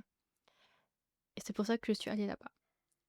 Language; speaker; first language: French; native; French